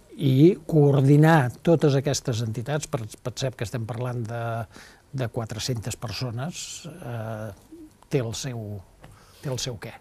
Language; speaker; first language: Catalan; native; Catalan